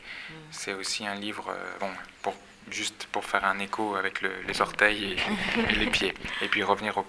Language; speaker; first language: French; native; French